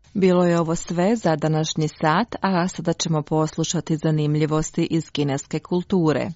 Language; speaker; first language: Croatian; native; Croatian